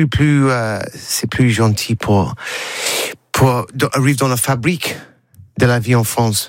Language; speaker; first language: French; non-native, learner; English